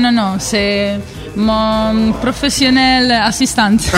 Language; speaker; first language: French; non-native, learner; Italian